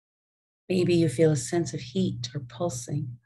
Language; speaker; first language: English; native; English